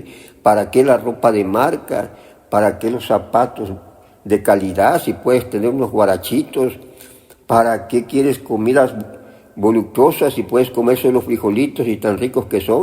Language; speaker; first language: Spanish; native; Spanish